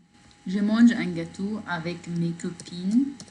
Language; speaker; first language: French; non-native, learner; Arabic